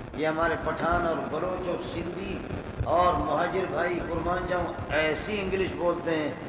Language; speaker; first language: Urdu; non-native, local second language; Brahui